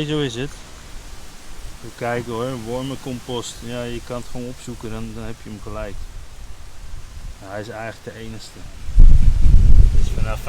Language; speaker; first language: Dutch; native; Dutch